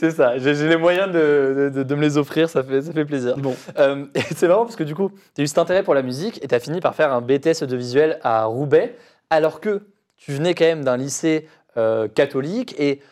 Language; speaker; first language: French; native; French